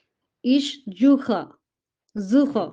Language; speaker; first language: German; non-native, learner; Hindi